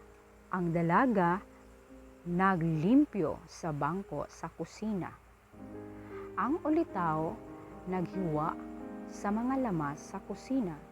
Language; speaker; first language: Cebuano; non-native, learner; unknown